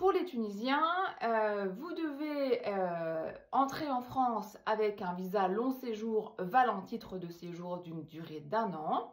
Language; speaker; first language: French; native; French